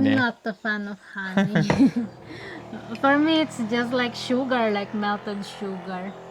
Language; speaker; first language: English; non-native, local second language; Filipino